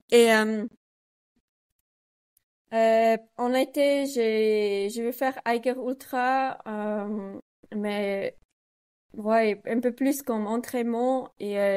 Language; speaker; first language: French; non-native, learner; Swiss German